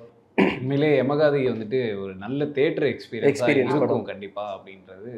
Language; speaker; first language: Tamil; native; Tamil